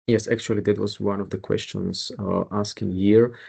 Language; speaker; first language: English; non-native, fluent; Slovak